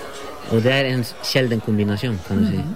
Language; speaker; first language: Norwegian; non-native, fluent; Spanish